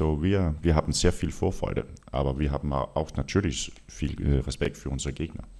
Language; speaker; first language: German; non-native, fluent; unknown